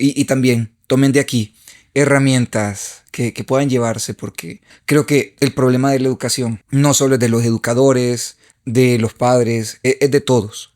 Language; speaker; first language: Spanish; native; Spanish